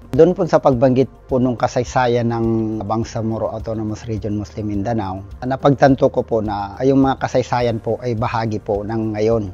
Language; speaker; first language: Filipino; non-native, local second language; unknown